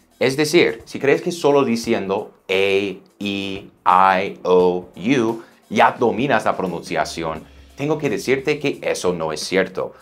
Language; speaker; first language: Spanish; non-native, fluent; English